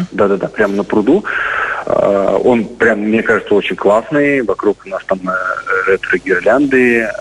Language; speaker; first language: Russian; native; Russian